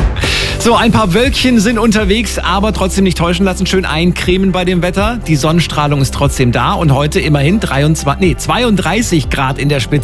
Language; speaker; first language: German; native; German